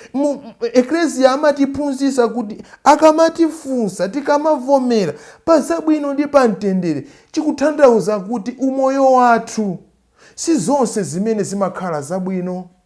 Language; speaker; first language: Nyanja; non-native, local second language; Tumbuka